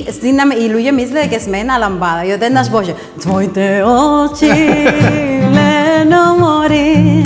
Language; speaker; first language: Macedonian; non-native, fluent; Spanish